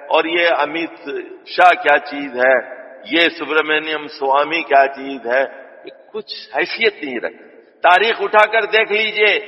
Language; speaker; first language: Urdu; native; Urdu